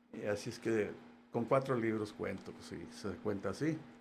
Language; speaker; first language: Spanish; early bilingual, heritage; Spanish